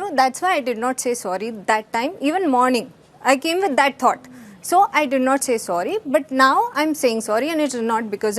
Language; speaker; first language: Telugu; non-native, learner; Hindi